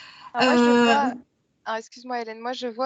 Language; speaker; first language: French; native; French